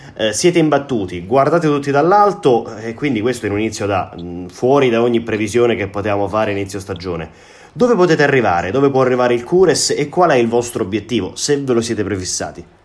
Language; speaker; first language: Italian; native; Italian